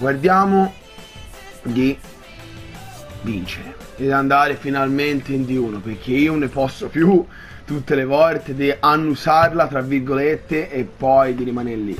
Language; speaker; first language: Italian; native; Italian